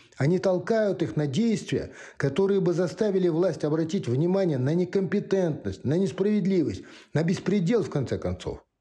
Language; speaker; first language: Russian; non-native, local second language; Kazakh